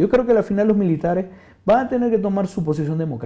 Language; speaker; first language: Spanish; native; Spanish